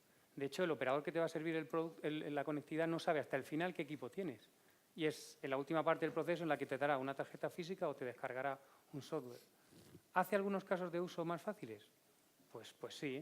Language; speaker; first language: Spanish; native; Spanish